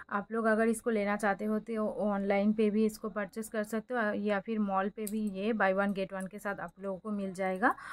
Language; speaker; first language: Hindi; non-native, local second language; Bangla